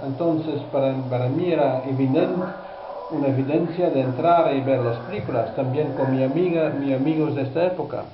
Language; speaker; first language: Spanish; non-native, fluent; Dutch